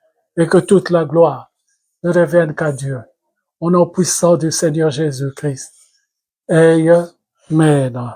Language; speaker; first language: French; non-native, local second language; Lingala